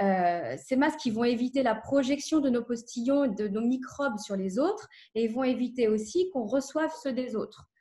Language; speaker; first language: French; native; French